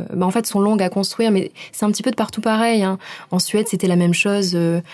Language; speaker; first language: French; native; French